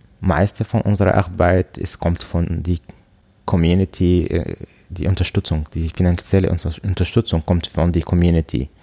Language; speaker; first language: German; non-native, learner; Arabic